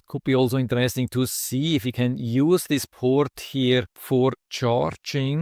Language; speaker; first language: English; non-native, fluent; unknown